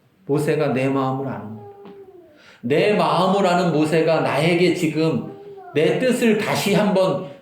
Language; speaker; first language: Korean; native; Korean